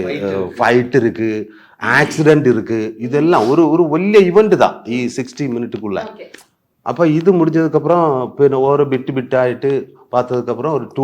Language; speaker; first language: Tamil; non-native, learner; Malayalam